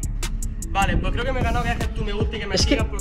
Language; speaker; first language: Spanish; native; Spanish